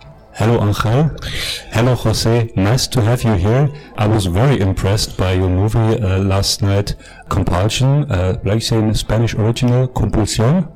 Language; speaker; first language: English; non-native, fluent; German